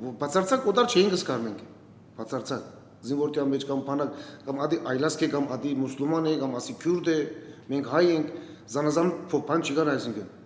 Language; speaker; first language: Armenian; native; Armenian